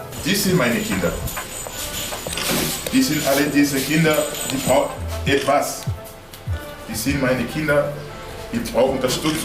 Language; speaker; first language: German; non-native, learner; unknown